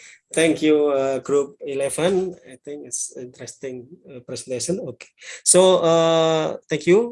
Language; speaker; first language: English; non-native, learner; Indonesian